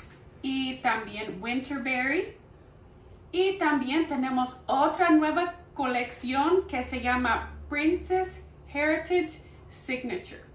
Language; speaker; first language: Spanish; early bilingual, heritage; Spanish